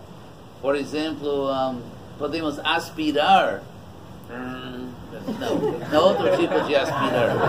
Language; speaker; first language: Portuguese; non-native, fluent; English